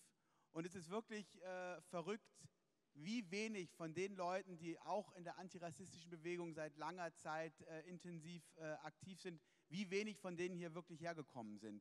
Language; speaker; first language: German; native; German